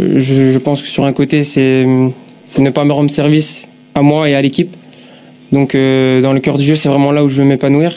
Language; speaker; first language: French; native; French